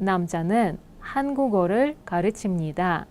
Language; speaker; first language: Korean; non-native, fluent; Russian